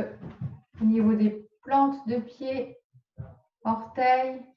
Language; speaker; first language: French; native; French